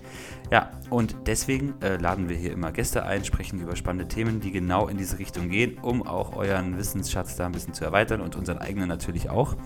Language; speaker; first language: German; native; German